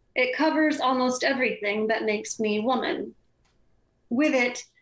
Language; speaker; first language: English; native; English